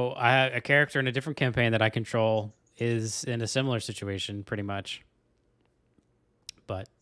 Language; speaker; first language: English; native; English